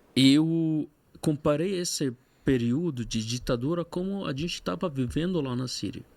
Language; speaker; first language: Portuguese; non-native, fluent; Arabic